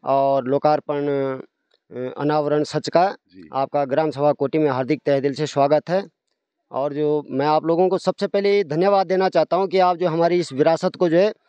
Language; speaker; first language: Hindi; non-native, local second language; Garhwali